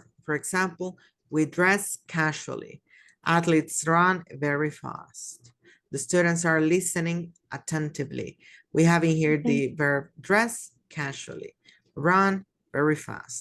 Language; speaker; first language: English; non-native, fluent; Spanish